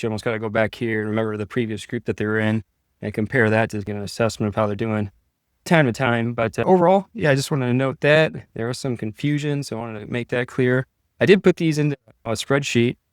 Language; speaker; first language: English; native; English